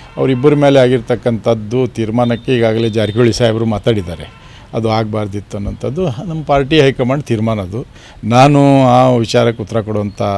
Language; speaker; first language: Kannada; non-native, local second language; Urdu